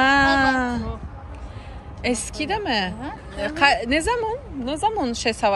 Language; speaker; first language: Turkish; non-native, learner; Tajik